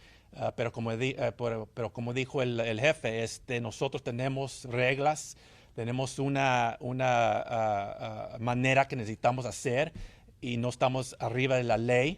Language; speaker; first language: Spanish; early bilingual, heritage; English